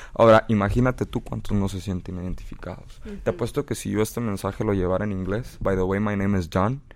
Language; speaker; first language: Spanish; native; Spanish